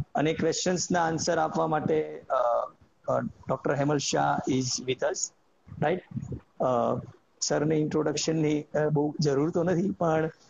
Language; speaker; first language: Gujarati; native; Gujarati